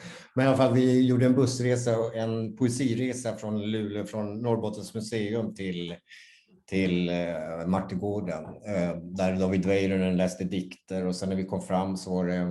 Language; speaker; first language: Swedish; native; Swedish